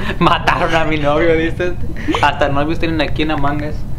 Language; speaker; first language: Spanish; early bilingual, heritage; Spanish